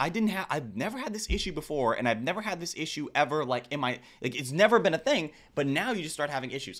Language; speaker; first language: English; native; English